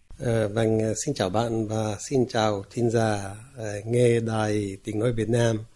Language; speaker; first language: Vietnamese; non-native, fluent; Arabic